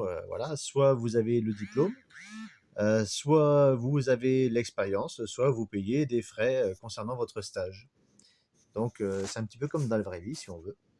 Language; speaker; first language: French; native; French